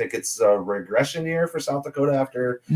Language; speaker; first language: English; native; English